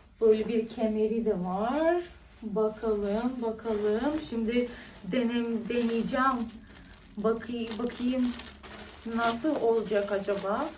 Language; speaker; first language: Turkish; non-native, fluent; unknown